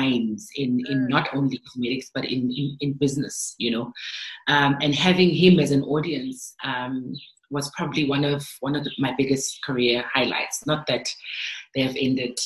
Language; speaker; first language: English; non-native, local second language; Zulu